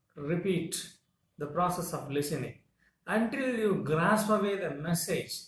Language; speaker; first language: English; non-native, local second language; Tamil